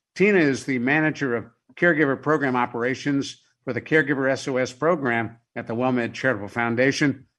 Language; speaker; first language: English; native; English